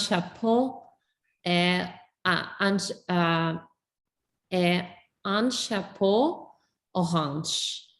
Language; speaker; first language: French; non-native, learner; English